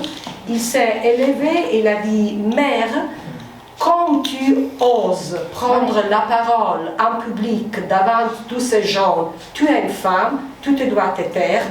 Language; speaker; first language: French; non-native, fluent; Italian